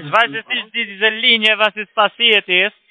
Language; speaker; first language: German; non-native, learner; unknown